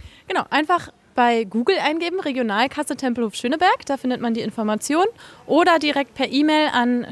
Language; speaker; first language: German; native; German